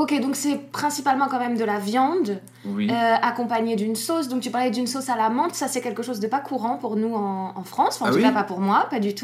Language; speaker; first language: French; native; French